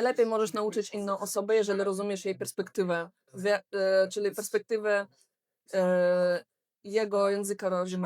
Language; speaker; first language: Polish; non-native, fluent; Belarusian